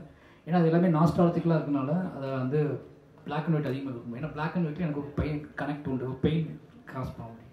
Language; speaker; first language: Tamil; native; Tamil